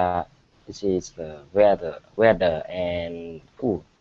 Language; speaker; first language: English; non-native, learner; Vietnamese